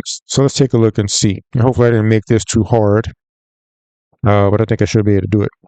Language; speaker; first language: English; native; English